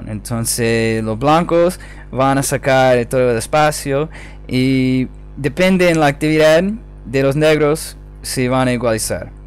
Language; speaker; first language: Spanish; non-native, fluent; English